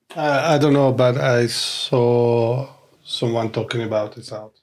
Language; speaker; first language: English; non-native, fluent; Italian